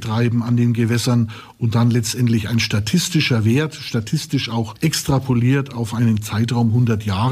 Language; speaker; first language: German; native; German